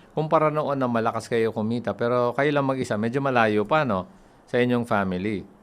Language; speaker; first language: Filipino; native; Filipino